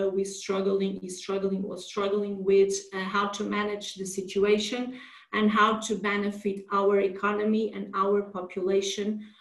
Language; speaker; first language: English; non-native, fluent; Portuguese